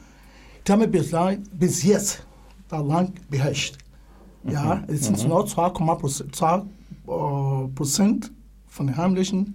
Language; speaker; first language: German; non-native, learner; English